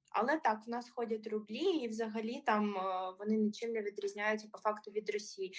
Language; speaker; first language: Ukrainian; early bilingual, other home language; Russian